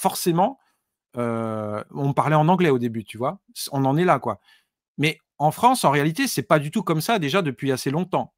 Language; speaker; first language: French; native; French